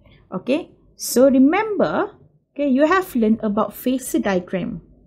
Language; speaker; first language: English; non-native, local second language; Malay